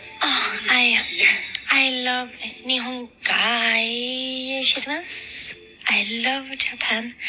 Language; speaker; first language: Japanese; non-native, learner; Norwegian